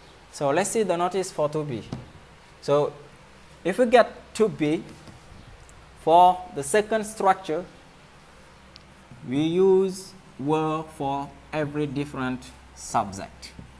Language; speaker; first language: English; non-native, fluent; Wolof